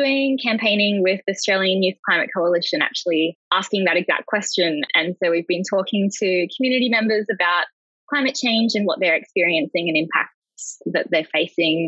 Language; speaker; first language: English; native; English